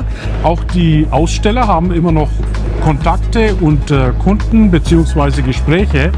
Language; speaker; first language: German; native; German